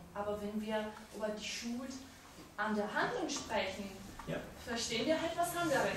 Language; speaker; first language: German; non-native, fluent; Italian